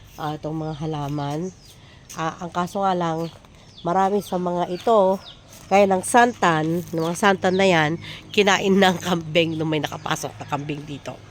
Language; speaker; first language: Filipino; non-native, local second language; Iloko